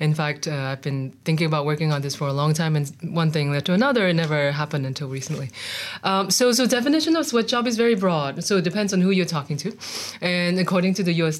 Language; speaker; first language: English; non-native, local second language; Cantonese